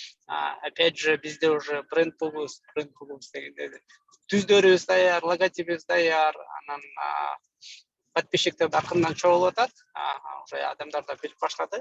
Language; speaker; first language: Kyrgyz; native; Kyrgyz